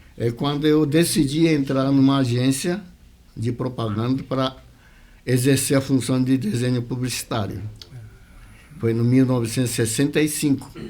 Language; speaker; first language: Portuguese; early bilingual, other home language; Japanese